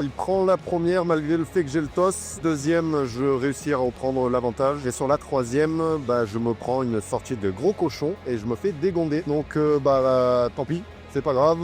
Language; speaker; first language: French; native; French